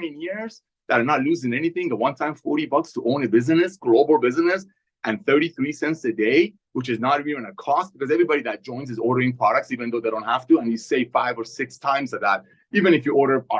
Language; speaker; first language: English; native; English